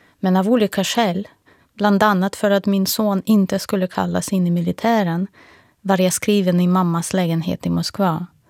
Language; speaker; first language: Swedish; non-native, fluent; Russian